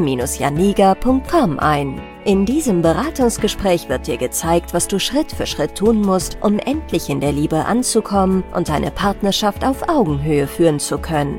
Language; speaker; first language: German; native; German